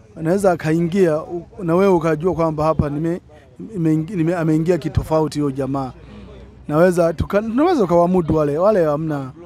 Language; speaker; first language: Swahili; native; Swahili